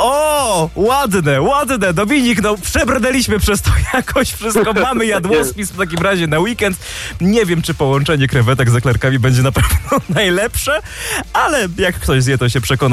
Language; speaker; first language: Polish; native; Polish